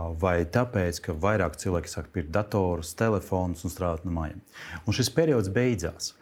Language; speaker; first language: Latvian; non-native, local second language; Russian